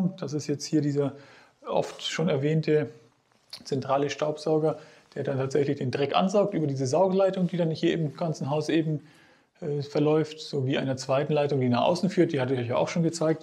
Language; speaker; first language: German; native; German